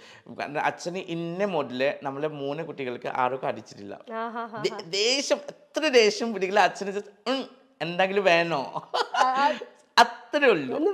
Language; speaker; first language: Malayalam; non-native, learner; Assamese